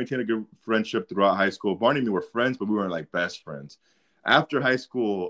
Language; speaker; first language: English; native; English